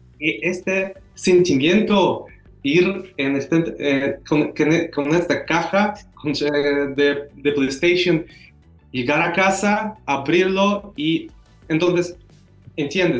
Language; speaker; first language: Spanish; non-native, learner; Russian